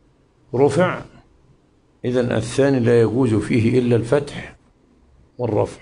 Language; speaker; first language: Arabic; native; Arabic